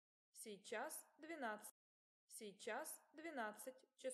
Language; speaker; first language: Russian; non-native, learner; English